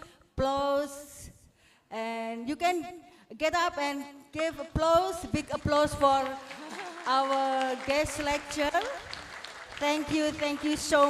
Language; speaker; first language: English; non-native, fluent; Indonesian